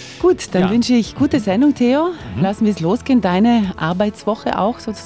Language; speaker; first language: German; native; German